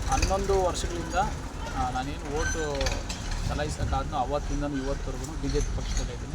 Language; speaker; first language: Kannada; native; Kannada